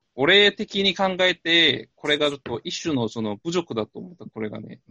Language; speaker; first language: Japanese; non-native, fluent; Korean